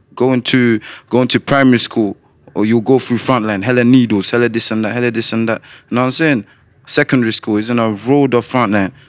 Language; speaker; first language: English; native; English